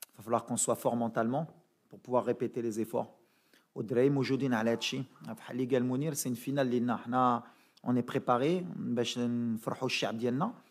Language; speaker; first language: Arabic; early bilingual, heritage; Arabic